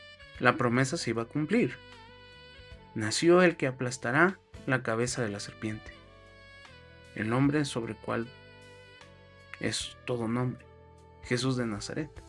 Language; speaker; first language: Spanish; native; Spanish